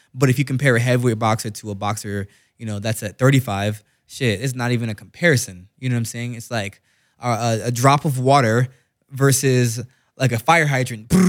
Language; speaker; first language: English; native; English